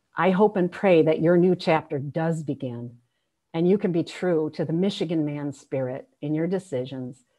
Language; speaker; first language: English; native; English